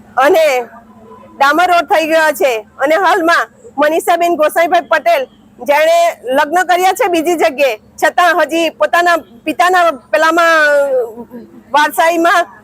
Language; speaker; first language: Gujarati; native; Gujarati